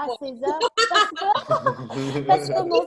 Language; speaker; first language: French; non-native, learner; Chinese